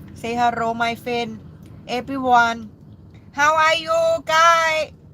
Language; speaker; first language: English; non-native, learner; Thai